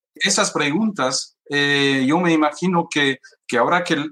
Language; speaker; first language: Spanish; non-native, fluent; French